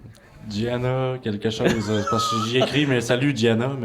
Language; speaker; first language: French; native; French